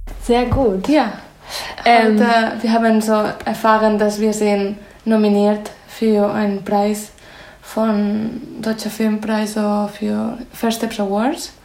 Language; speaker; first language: German; non-native, fluent; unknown